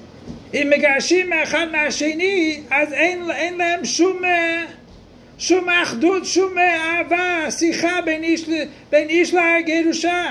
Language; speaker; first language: Hebrew; non-native, fluent; English